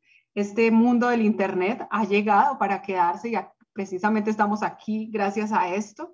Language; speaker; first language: Spanish; native; Spanish